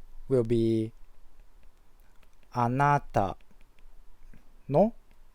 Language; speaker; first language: Japanese; non-native, fluent; English